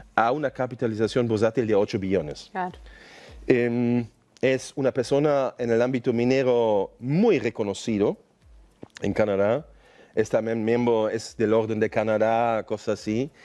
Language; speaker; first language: Spanish; non-native, fluent; German